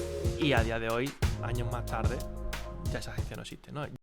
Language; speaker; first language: Spanish; native; Spanish